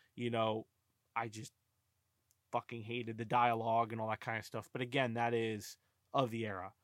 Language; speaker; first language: English; early bilingual, other home language; Polish